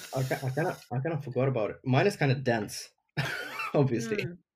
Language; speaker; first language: English; non-native, fluent; Ukrainian